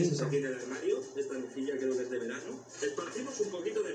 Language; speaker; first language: Spanish; native; Spanish